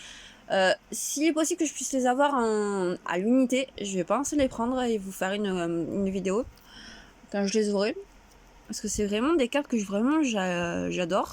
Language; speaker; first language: French; native; French